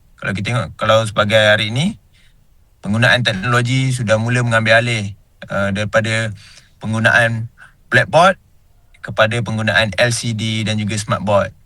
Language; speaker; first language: Malay; native; Malay